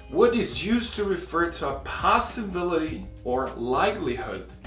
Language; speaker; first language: English; non-native, fluent; Portuguese